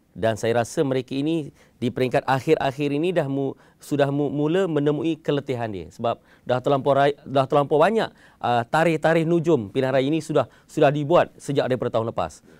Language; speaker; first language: Malay; native; Malay